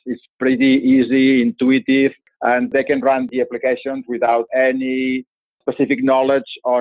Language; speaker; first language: English; non-native, fluent; Spanish